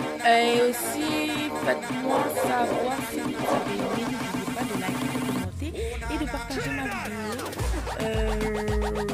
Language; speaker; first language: French; native; French